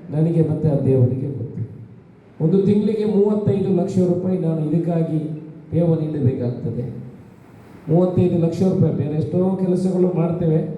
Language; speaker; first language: Kannada; non-native, local second language; Tulu